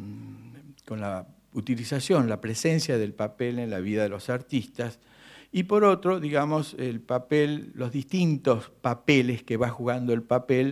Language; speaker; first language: Spanish; native; Spanish